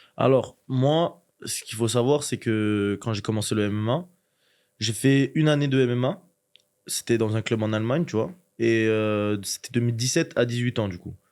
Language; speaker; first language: French; early bilingual, other home language; Chechen